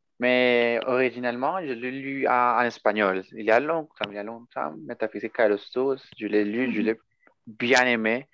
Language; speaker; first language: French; non-native, fluent; Spanish